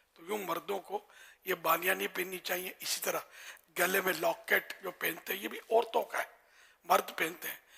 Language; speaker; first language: Urdu; non-native, local second language; Memoni